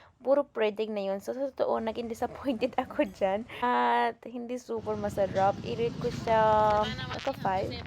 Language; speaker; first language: Filipino; non-native, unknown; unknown